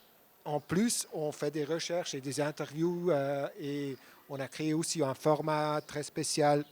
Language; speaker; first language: French; non-native, local second language; German